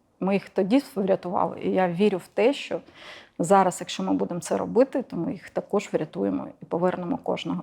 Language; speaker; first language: Ukrainian; non-native, local second language; Russian